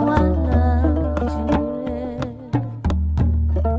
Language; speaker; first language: English; non-native, fluent; Wolof